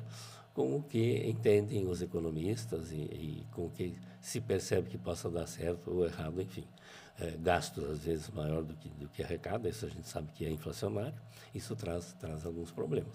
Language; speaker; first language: Portuguese; native; Portuguese